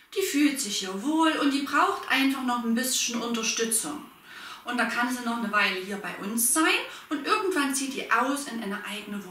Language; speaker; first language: German; native; German